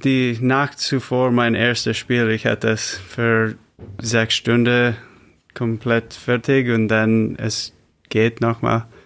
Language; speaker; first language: German; non-native, learner; English